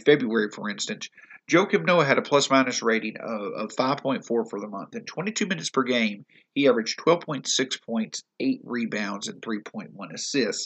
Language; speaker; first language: English; native; English